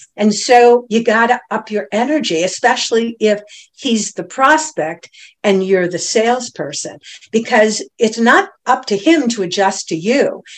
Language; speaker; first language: English; native; English